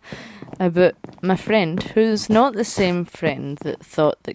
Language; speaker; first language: English; native; English